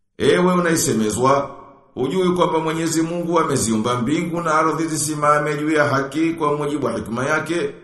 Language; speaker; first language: Swahili; native; Swahili